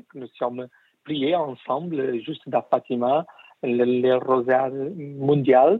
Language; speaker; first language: French; non-native, learner; Portuguese